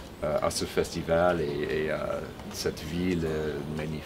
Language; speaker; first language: French; non-native, fluent; English